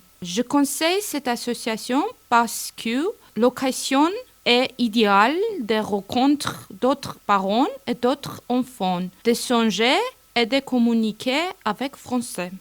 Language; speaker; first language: French; non-native, learner; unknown